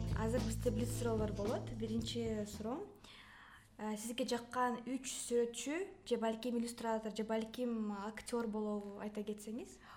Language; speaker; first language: Kyrgyz; native; Kyrgyz